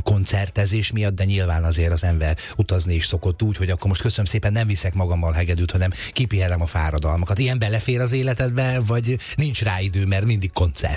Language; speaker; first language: Hungarian; native; Hungarian